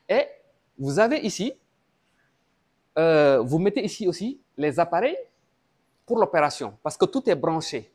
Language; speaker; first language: French; non-native, local second language; Wolof